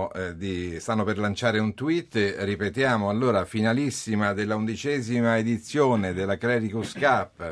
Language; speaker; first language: Italian; native; Italian